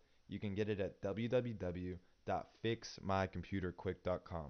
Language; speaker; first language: English; native; English